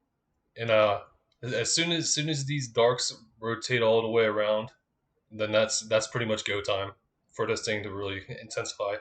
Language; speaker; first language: English; native; English